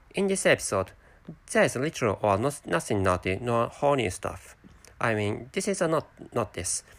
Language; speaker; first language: English; non-native, fluent; Japanese